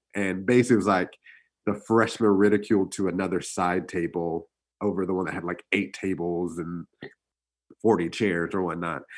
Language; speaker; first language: English; native; English